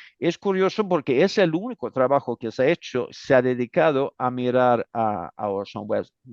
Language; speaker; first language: Spanish; non-native, fluent; Swedish